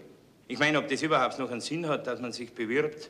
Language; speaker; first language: German; native; German